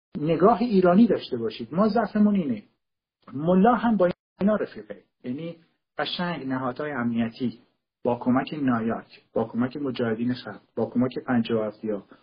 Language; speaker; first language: Persian; non-native, local second language; Kurdish